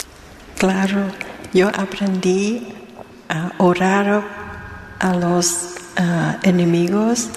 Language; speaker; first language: Spanish; non-native, learner; Vietnamese